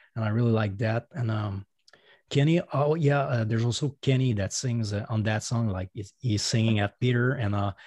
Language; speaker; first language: English; non-native, fluent; French